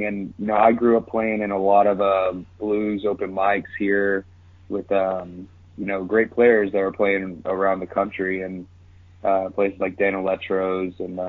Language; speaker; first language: English; native; English